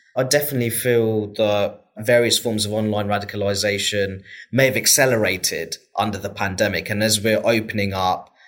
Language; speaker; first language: English; native; English